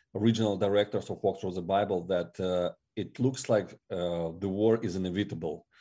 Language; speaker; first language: English; non-native, fluent; Russian